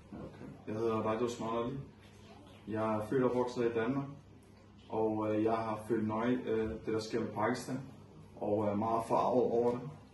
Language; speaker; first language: Danish; early bilingual, other home language; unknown